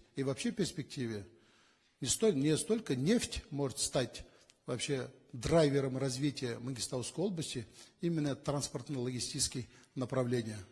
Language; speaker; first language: Russian; non-native, local second language; Kazakh